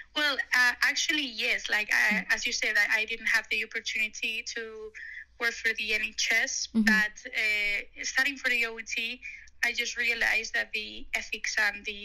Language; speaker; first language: English; non-native, fluent; Spanish